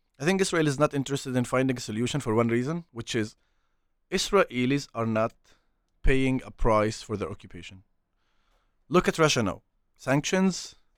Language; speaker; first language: English; non-native, fluent; Arabic